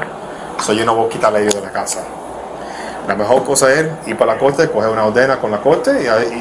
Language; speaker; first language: Spanish; early bilingual, heritage; Spanish